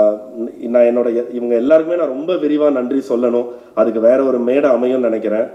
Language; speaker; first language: Tamil; native; Tamil